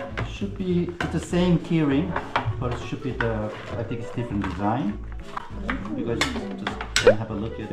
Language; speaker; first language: English; non-native, fluent; Korean